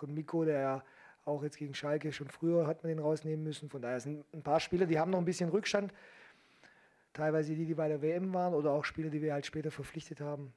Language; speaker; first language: German; native; German